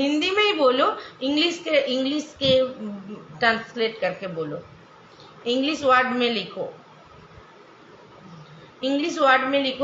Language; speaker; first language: Hindi; non-native, local second language; Bangla